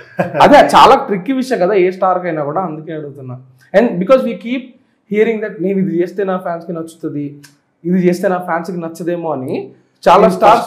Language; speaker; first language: Telugu; native; Telugu